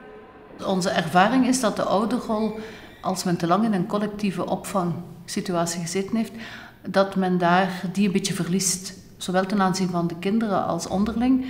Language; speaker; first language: Dutch; native; Dutch